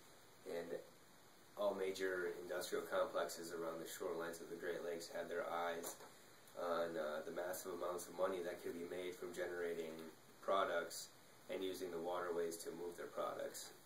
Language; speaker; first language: English; native; English